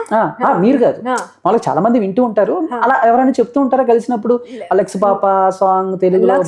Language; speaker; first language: Telugu; native; Telugu